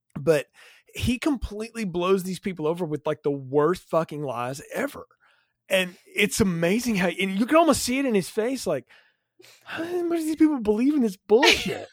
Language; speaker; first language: English; native; English